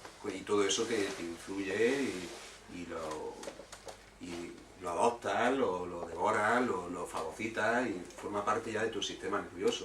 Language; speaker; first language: Spanish; native; Spanish